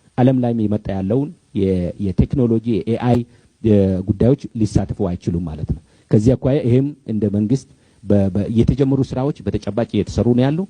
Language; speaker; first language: Amharic; non-native, local second language; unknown